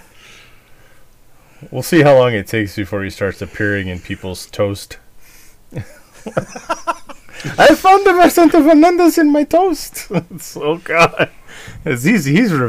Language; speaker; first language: English; native; English